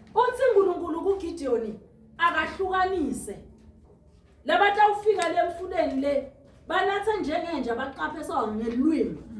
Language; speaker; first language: Zulu; non-native, local second language; Swati